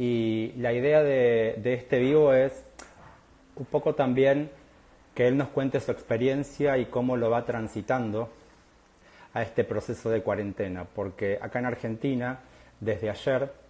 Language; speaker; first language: Spanish; native; Spanish